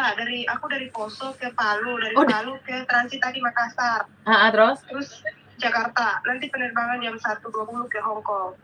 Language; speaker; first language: Indonesian; native; Indonesian